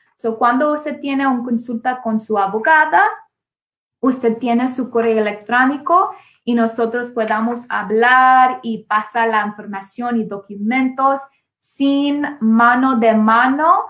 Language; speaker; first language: Spanish; non-native, learner; English